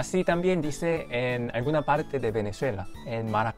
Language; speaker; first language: Spanish; non-native, fluent; Korean